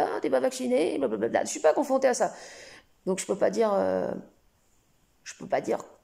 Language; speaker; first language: French; native; French